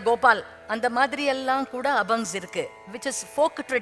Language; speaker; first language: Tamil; native; Tamil